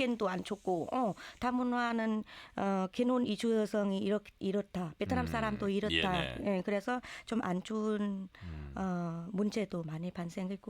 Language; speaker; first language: Korean; non-native, learner; Vietnamese